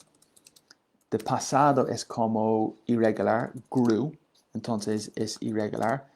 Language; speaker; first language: Spanish; non-native, learner; English